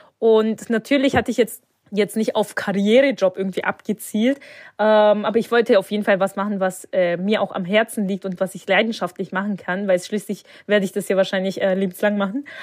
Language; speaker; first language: German; early bilingual, other home language; Turkish